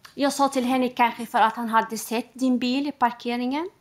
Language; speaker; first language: Swedish; non-native, fluent; Arabic